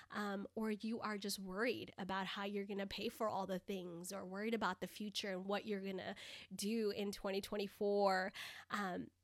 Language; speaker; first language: English; early bilingual, other home language; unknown